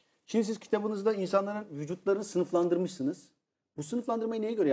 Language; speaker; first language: Turkish; native; Turkish